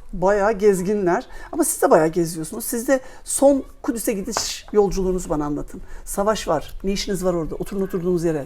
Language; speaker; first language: Turkish; native; Turkish